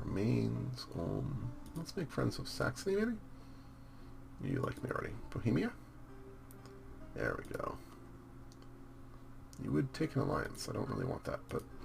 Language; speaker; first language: English; native; English